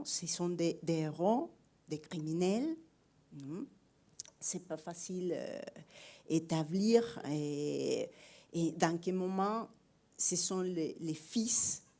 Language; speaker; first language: French; non-native, fluent; Spanish